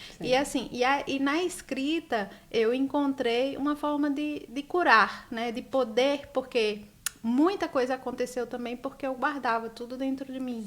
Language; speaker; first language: Portuguese; native; Portuguese